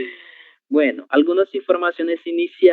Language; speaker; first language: Spanish; non-native, learner; Portuguese